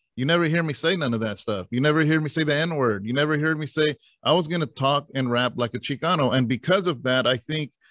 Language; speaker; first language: English; native; English